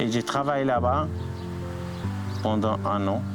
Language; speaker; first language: French; non-native, learner; Arabic